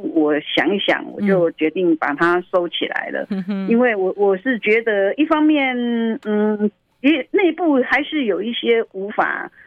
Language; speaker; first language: Chinese; native; Chinese